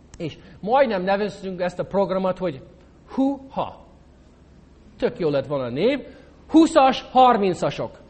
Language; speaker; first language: Hungarian; non-native, fluent; English